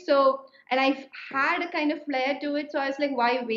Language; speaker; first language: English; non-native, local second language; Malayalam